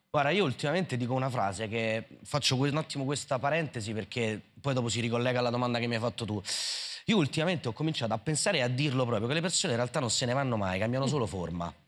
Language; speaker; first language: Italian; native; Italian